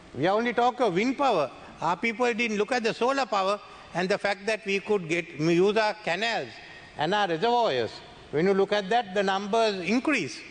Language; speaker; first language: English; non-native, local second language; Sinhala